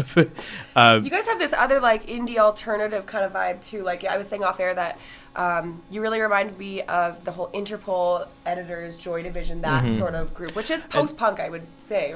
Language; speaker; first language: English; native; English